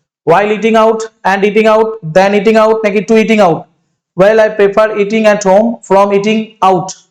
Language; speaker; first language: English; non-native, local second language; Bangla